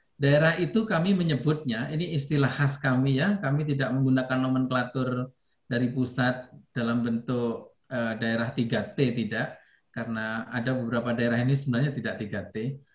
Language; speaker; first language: Indonesian; native; Indonesian